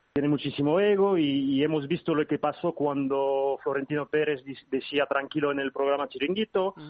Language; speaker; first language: Spanish; early bilingual, heritage; French